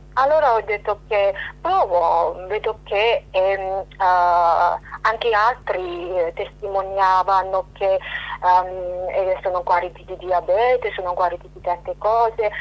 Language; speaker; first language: Italian; non-native, fluent; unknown